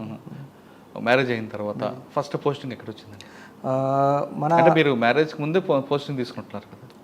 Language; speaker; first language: Telugu; native; Telugu